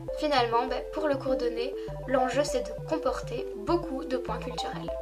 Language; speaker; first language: French; native; French